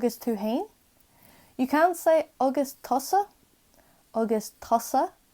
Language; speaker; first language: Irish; non-native, local second language; English